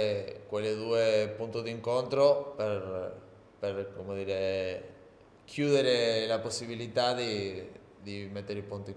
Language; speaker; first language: Italian; non-native, learner; Spanish